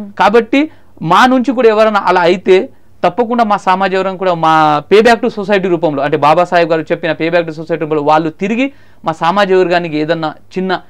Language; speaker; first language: Telugu; non-native, local second language; Marathi